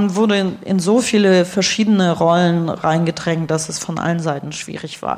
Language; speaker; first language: German; early bilingual, other home language; Russian